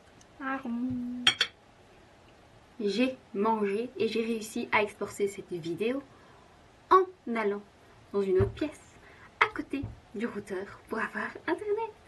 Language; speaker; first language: French; native; French